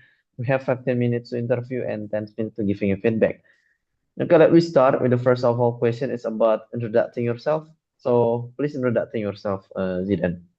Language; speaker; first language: English; non-native, fluent; Indonesian